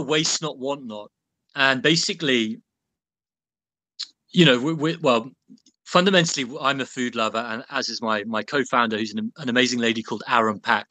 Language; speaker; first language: English; native; English